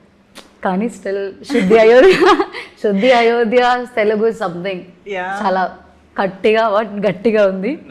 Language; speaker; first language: Telugu; non-native, learner; Malayalam